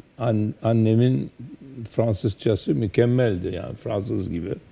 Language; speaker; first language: Turkish; early bilingual, heritage; Turkish